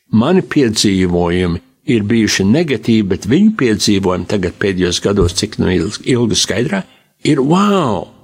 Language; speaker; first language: Latvian; early bilingual, heritage; Latvian